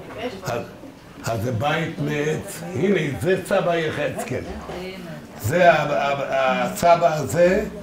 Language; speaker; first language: Hebrew; non-native, fluent; Yiddish